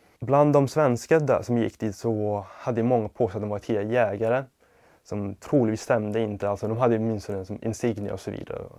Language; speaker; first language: Swedish; non-native, fluent; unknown